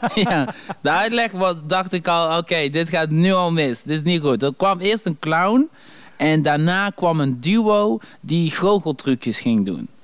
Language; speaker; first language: Dutch; early bilingual, other home language; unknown